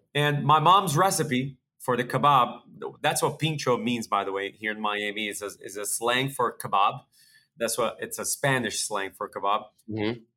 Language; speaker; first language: English; early bilingual, other home language; Portuguese